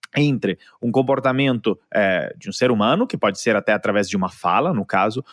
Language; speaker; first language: Portuguese; non-native, fluent; Italian